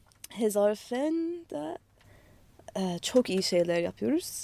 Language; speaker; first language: Turkish; non-native, learner; English